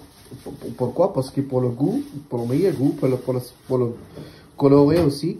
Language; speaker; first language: French; non-native, learner; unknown